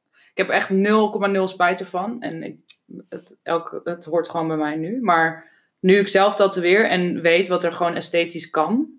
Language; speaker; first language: Dutch; native; Dutch